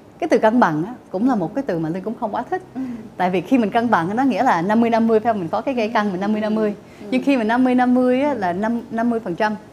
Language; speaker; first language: Vietnamese; early bilingual, heritage; Vietnamese